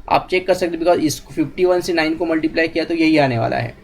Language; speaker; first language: Hindi; non-native, local second language; Marathi